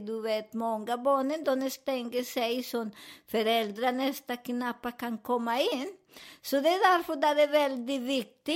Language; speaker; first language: Swedish; non-native, learner; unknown